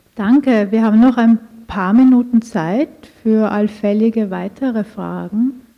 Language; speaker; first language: German; native; German